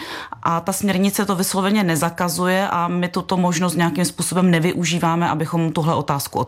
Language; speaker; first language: Czech; native; Czech